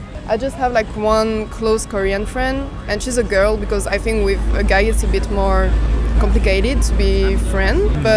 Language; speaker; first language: English; non-native, fluent; French